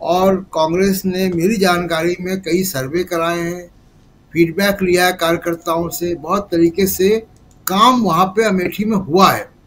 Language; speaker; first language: Hindi; native; Hindi